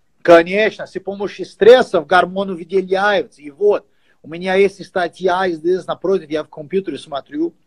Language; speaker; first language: Russian; non-native, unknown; Portuguese